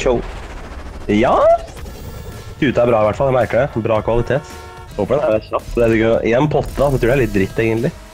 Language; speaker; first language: Norwegian; native; Norwegian